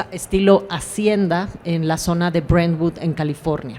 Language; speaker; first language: Spanish; native; Spanish